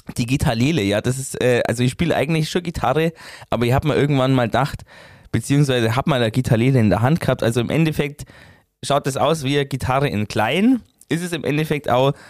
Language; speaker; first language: German; native; German